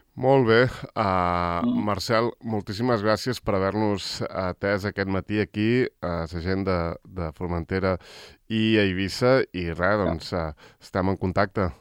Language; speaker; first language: Catalan; native; Catalan